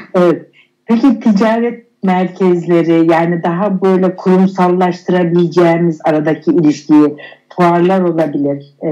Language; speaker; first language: Turkish; native; Turkish